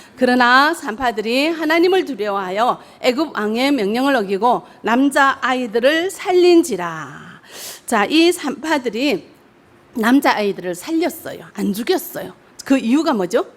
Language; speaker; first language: Korean; native; Korean